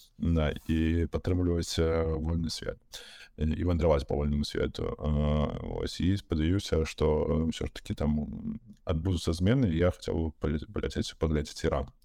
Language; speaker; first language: Belarusian; native; Belarusian